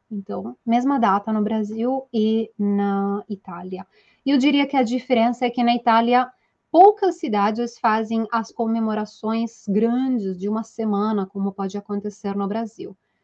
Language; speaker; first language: Portuguese; non-native, fluent; Italian